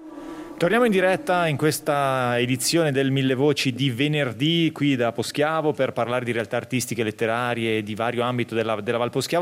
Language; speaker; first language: Italian; native; Italian